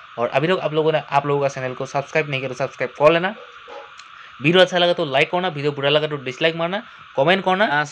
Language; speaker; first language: Hindi; non-native, local second language; Assamese